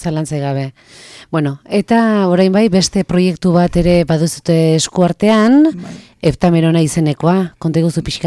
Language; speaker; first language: Basque; native; Basque